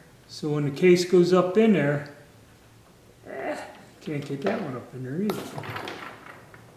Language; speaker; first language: English; native; English